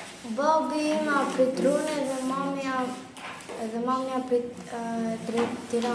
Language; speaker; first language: Albanian; early bilingual, heritage; Albanian